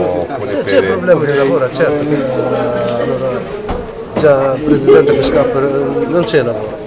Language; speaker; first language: Italian; non-native, learner; Arabic